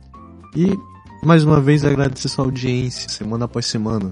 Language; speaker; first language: Portuguese; native; Portuguese